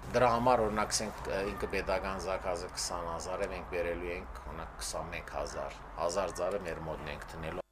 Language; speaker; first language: Armenian; early bilingual, heritage; Armenian